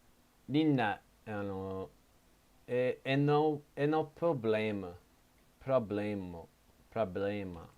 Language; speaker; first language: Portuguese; non-native, learner; English